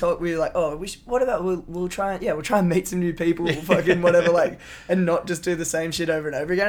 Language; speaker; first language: English; native; English